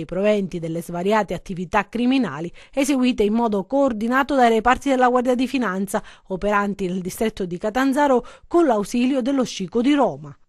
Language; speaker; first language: Italian; native; Italian